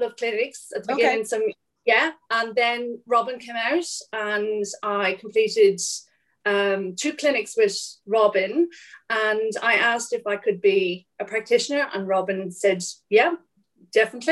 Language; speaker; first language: English; native; English